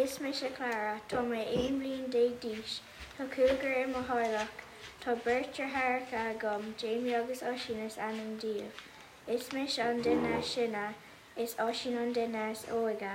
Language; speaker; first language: Irish; non-native, local second language; English